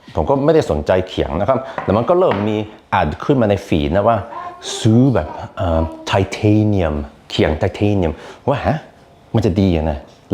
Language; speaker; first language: Thai; non-native, fluent; Swedish